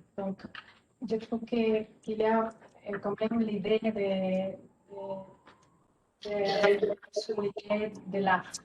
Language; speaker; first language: French; non-native, fluent; Spanish